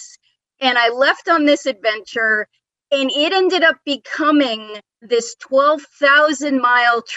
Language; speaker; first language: English; native; English